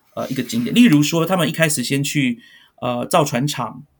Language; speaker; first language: Chinese; native; Chinese